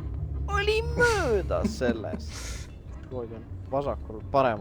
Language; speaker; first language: Estonian; native; Estonian